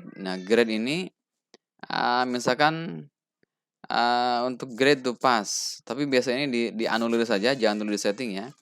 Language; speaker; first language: Indonesian; native; Indonesian